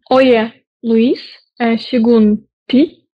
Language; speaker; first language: Russian; native; Russian